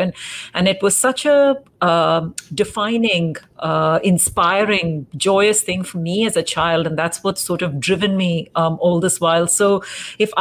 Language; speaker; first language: English; native; English